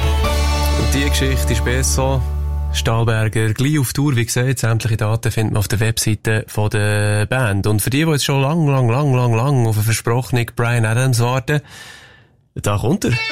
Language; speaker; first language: German; native; German